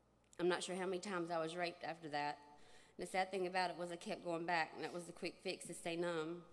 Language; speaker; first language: English; native; English